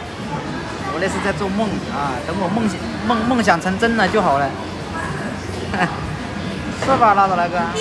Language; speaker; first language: Chinese; native; Chinese